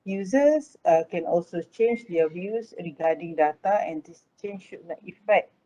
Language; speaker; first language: English; non-native, local second language; Malay